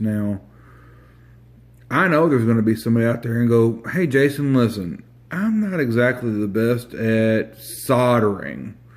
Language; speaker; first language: English; native; English